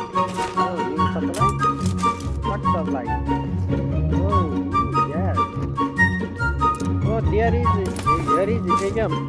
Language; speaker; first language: English; non-native, learner; Nepali